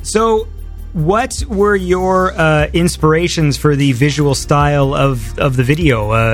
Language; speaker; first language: English; native; English